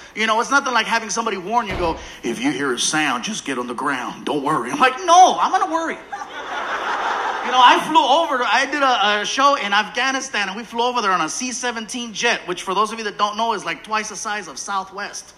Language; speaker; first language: English; early bilingual, other home language; Spanish